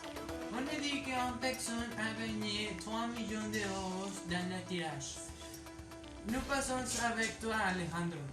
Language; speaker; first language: French; non-native, learner; Spanish